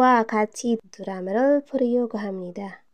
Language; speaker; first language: Korean; non-native, fluent; Filipino